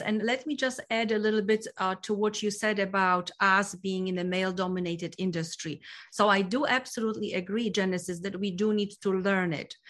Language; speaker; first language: English; non-native, fluent; Polish